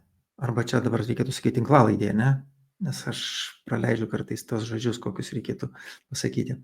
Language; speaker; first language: Lithuanian; native; Lithuanian